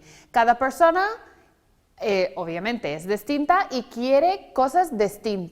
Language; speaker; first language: Spanish; non-native, fluent; English